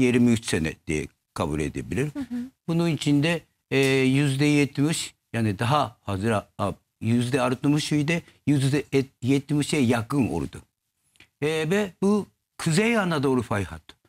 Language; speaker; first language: Turkish; non-native, learner; Japanese